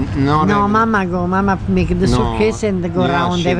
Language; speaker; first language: English; non-native, learner; Italian